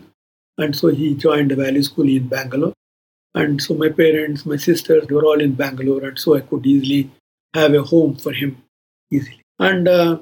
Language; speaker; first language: English; non-native, local second language; Kannada